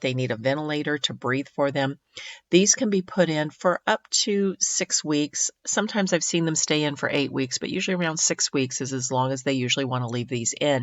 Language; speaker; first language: English; native; English